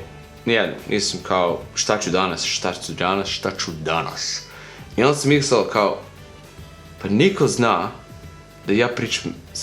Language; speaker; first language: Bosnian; early bilingual, heritage; English